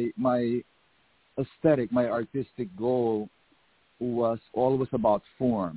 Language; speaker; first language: English; non-native, local second language; Filipino